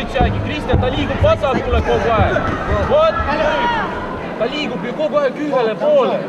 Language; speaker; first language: Estonian; non-native, local second language; Russian